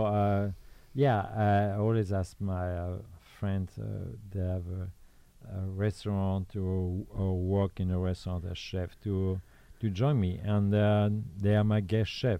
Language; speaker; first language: English; non-native, fluent; French